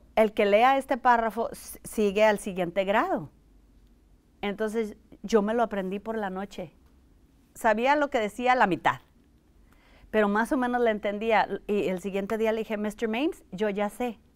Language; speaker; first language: Spanish; early bilingual, heritage; Spanish